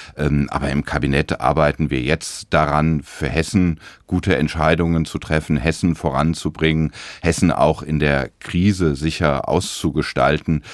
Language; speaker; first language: German; native; German